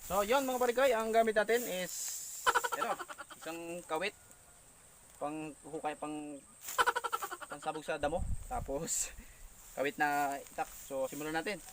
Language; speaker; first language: Filipino; native; Filipino